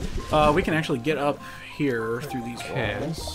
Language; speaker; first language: English; native; English